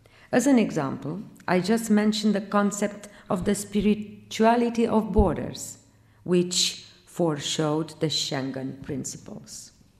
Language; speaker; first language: English; non-native, fluent; Romanian